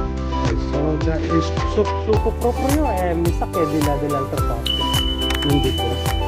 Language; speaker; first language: Italian; non-native, learner; Filipino